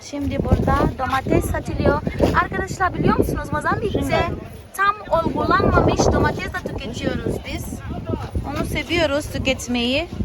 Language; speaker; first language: Turkish; non-native, fluent; Portuguese